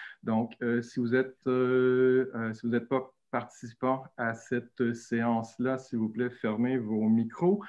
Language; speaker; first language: French; native; French